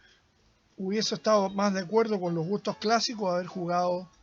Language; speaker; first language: Spanish; native; Spanish